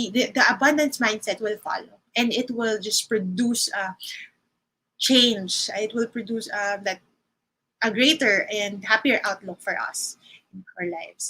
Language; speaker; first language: English; non-native, local second language; Filipino